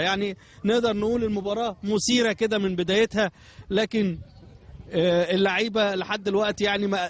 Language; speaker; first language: Arabic; native; Arabic